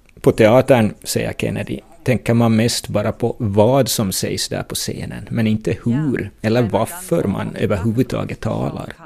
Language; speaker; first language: Swedish; native; Swedish